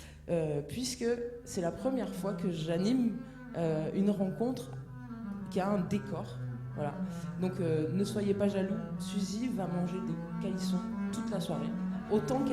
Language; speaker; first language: French; native; French